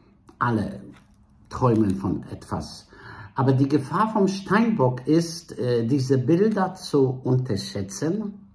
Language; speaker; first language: German; non-native, fluent; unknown